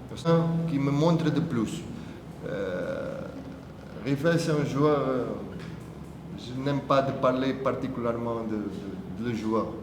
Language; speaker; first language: French; non-native, fluent; Portuguese